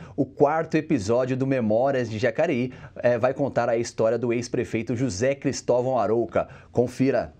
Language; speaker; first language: Portuguese; native; Portuguese